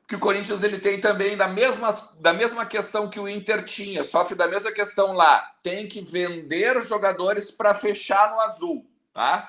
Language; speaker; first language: Portuguese; native; Portuguese